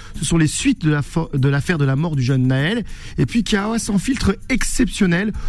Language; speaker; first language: French; native; French